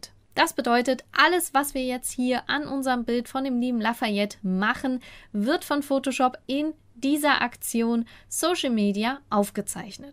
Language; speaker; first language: German; native; German